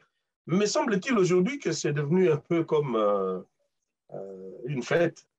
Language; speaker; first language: French; non-native, local second language; Luba-Lulua